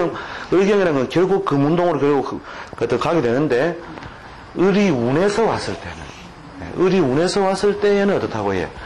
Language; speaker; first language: Korean; native; Korean